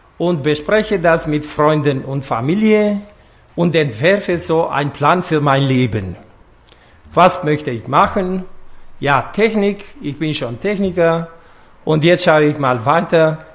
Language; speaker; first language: German; non-native, fluent; Romanian